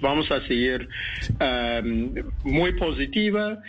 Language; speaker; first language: Spanish; non-native, fluent; English